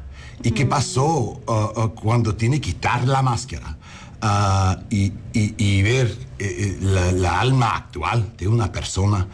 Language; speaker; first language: Spanish; non-native, learner; English